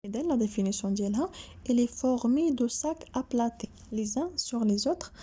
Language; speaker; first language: French; non-native, local second language; Arabic